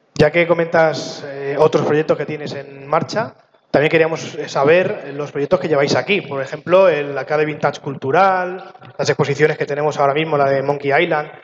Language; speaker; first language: Spanish; native; Spanish